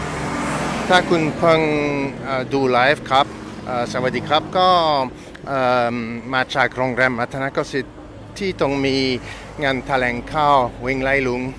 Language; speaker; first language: Thai; non-native, fluent; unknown